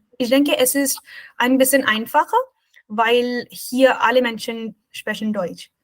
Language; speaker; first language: German; non-native, learner; Hindi